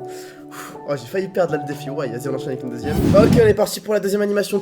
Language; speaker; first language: French; native; French